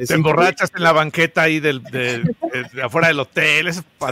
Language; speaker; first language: Spanish; native; Spanish